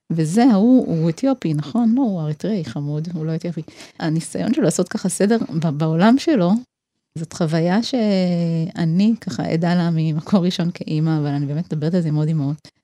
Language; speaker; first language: Hebrew; early bilingual, other home language; Amharic